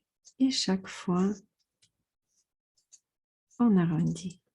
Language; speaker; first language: French; non-native, fluent; Russian